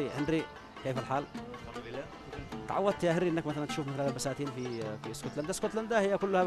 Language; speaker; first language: Arabic; native; Arabic